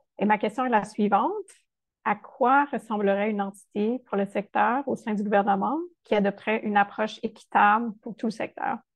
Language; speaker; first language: French; native; French